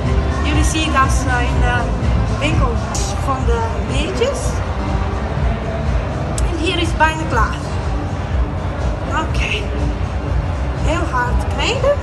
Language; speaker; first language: Dutch; non-native, learner; Italian